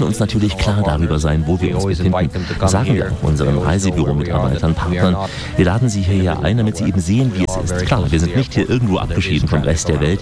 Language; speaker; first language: German; native; German